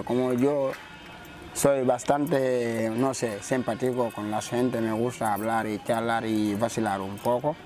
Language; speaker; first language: Spanish; non-native, learner; Wolof